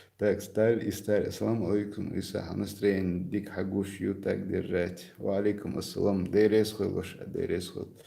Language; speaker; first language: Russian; non-native, local second language; Chechen